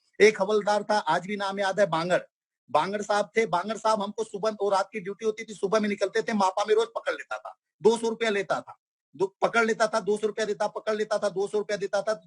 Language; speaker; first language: Hindi; non-native, local second language; Bhojpuri